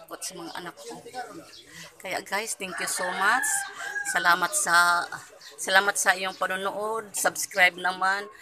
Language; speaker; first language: Filipino; non-native, local second language; Cebuano